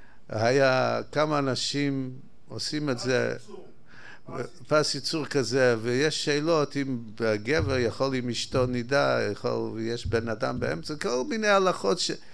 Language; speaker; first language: Hebrew; non-native, fluent; English